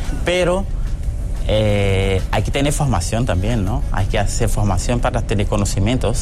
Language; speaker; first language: Spanish; early bilingual, heritage; Portuguese